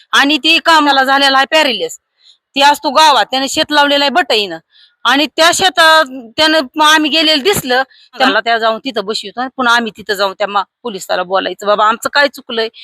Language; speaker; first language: Marathi; native; Marathi